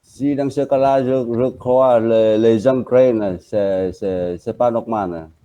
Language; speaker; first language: French; non-native, learner; Vietnamese